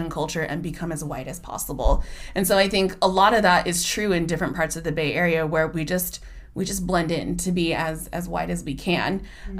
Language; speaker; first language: English; native; English